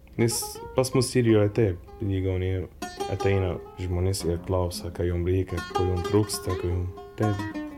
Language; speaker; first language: Lithuanian; non-native, learner; Arabic